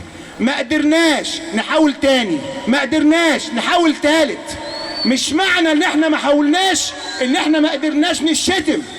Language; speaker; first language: Arabic; native; Arabic